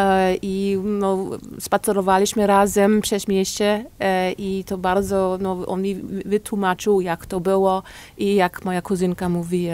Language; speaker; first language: Polish; early bilingual, heritage; English